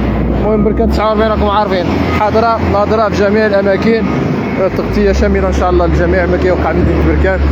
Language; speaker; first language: Arabic; native; Arabic